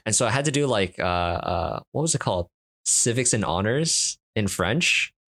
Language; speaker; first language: English; native; English